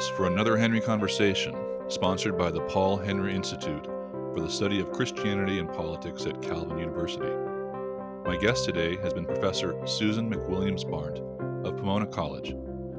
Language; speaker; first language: English; native; English